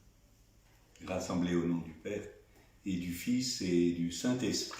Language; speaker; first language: French; native; French